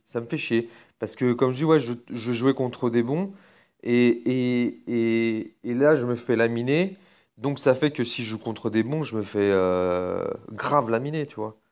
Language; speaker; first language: French; native; French